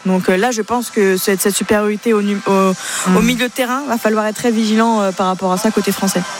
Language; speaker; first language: French; native; French